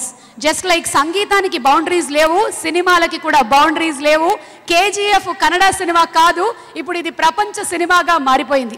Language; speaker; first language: Telugu; native; Telugu